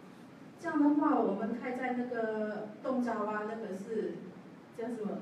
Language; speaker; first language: Chinese; non-native, learner; Javanese